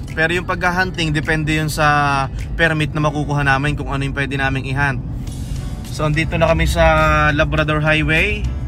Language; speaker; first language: Filipino; native; Filipino